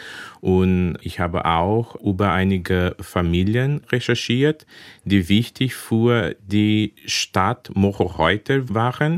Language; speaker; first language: German; early bilingual, heritage; German